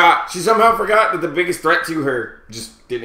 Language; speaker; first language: English; native; English